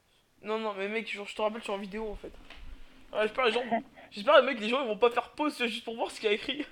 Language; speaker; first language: French; native; French